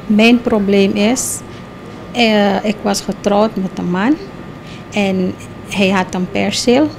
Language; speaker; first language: Dutch; non-native, local second language; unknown